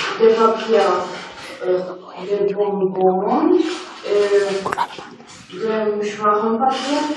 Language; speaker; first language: French; non-native, learner; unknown